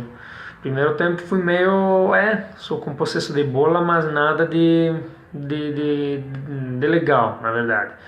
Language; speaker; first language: Portuguese; non-native, fluent; Italian